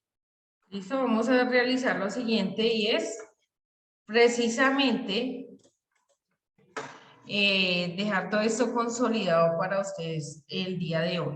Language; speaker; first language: Spanish; native; Spanish